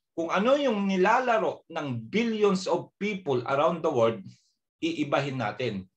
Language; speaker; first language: Filipino; native; Filipino